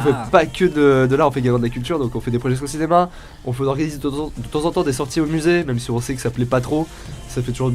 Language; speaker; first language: French; native; French